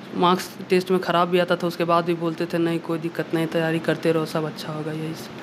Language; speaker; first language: Hindi; native; Hindi